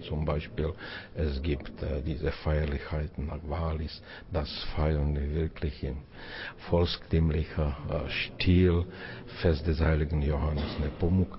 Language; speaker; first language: German; non-native, fluent; Czech